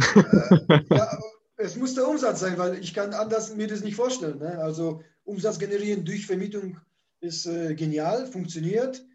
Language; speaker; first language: German; early bilingual, other home language; Polish